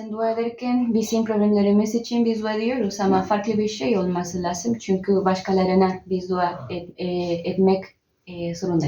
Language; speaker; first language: Turkish; non-native, learner; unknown